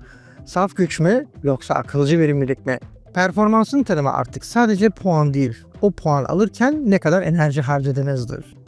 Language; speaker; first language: Turkish; native; Turkish